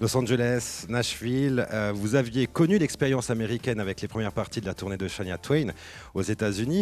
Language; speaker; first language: French; native; French